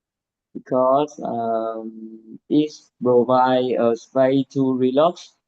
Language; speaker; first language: English; non-native, learner; Vietnamese